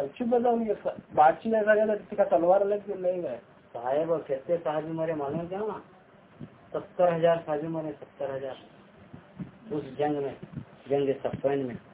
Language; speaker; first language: Urdu; native; Urdu